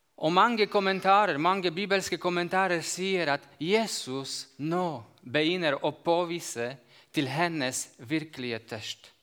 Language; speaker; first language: Norwegian; non-native, fluent; Slovak